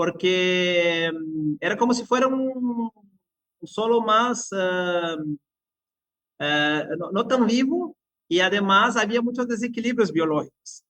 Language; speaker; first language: Spanish; non-native, fluent; Portuguese